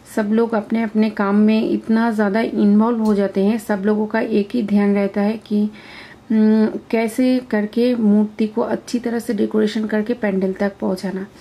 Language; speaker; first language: Hindi; non-native, local second language; Bangla